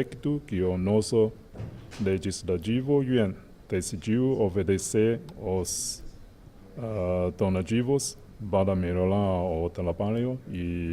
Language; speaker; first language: Portuguese; non-native, fluent; Chinese